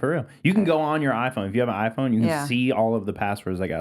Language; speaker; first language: English; native; English